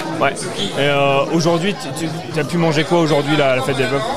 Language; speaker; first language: French; native; French